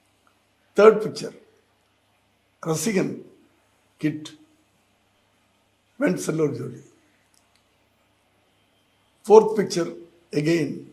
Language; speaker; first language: Telugu; non-native, learner; Tamil